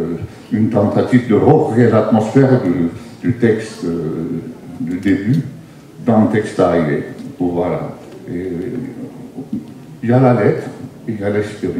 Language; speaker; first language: French; non-native, fluent; Turkish